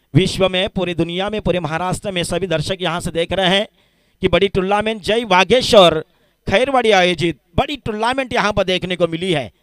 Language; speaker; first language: Hindi; non-native, local second language; Marathi